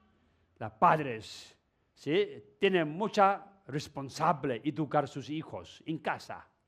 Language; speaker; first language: Spanish; non-native, learner; Tibetan